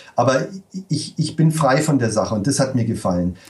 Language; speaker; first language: German; native; German